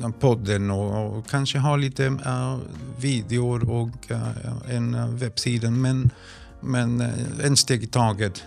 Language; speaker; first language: Swedish; non-native, fluent; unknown